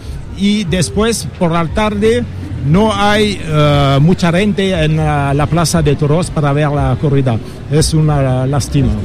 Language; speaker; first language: Spanish; non-native, learner; French